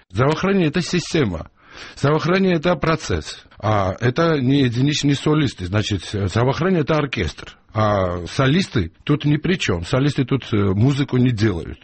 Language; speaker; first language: Russian; non-native, local second language; Georgian